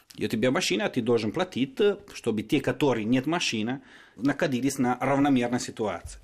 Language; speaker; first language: Russian; non-native, fluent; Italian